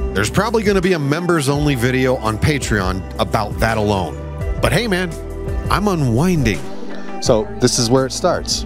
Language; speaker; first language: English; native; English